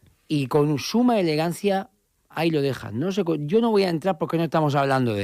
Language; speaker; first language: Spanish; native; Spanish